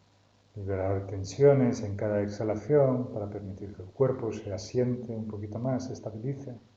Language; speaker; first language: Spanish; native; Spanish